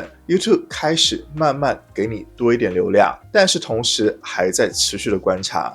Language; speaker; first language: Chinese; native; Chinese